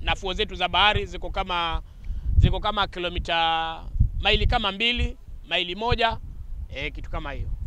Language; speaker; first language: Swahili; native; Swahili